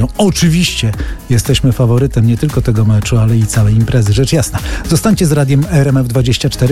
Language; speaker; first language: Polish; native; Polish